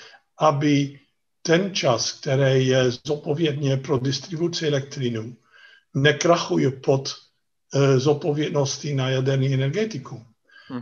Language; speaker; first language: Czech; non-native, fluent; Dutch